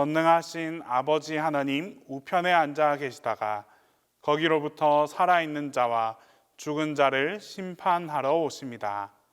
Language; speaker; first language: Korean; native; Korean